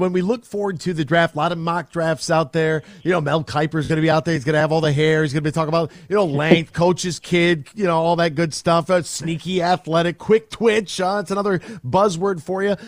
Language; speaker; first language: English; native; English